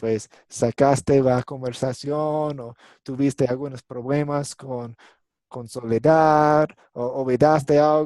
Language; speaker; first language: Spanish; non-native, fluent; English